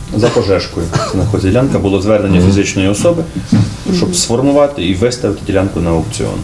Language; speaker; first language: Ukrainian; native; Ukrainian